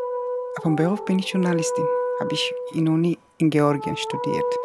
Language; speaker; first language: German; non-native, learner; Georgian